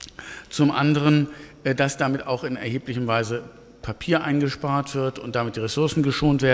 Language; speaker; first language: German; native; German